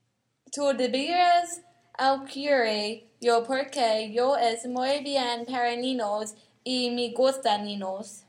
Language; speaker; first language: Spanish; non-native, learner; English